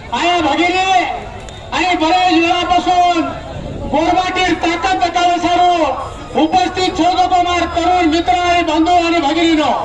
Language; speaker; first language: Marathi; non-native, local second language; Lambadi